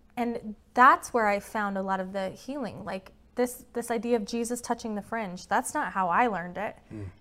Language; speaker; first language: English; native; English